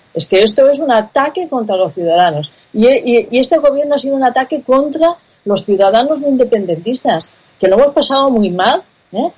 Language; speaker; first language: Spanish; non-native, local second language; Catalan